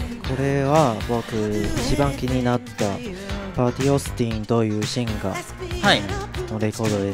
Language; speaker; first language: Japanese; non-native, fluent; Chinese